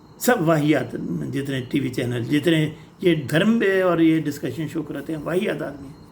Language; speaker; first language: Hindi; non-native, local second language; Punjabi